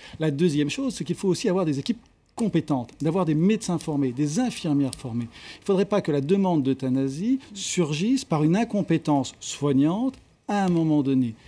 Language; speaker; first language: French; native; French